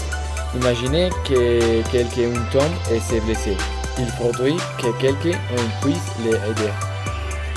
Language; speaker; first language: French; non-native, learner; Spanish